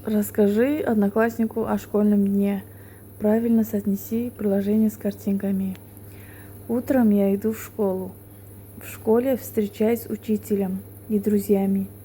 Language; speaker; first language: Russian; non-native, local second language; Kazakh